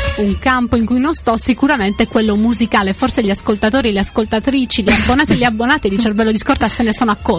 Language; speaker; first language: Italian; native; Italian